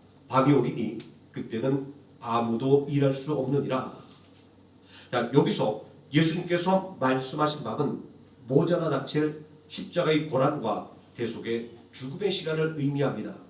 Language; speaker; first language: Korean; native; Korean